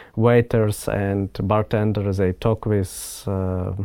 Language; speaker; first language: English; non-native, fluent; Ukrainian